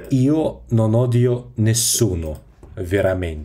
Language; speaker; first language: Italian; non-native, fluent; Russian